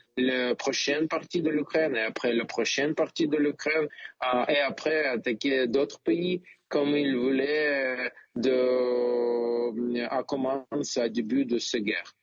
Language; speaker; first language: French; non-native, learner; Ukrainian